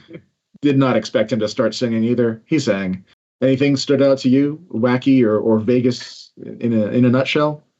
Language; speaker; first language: English; native; English